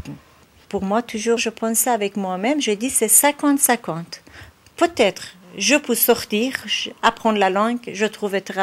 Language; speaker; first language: French; non-native, learner; Persian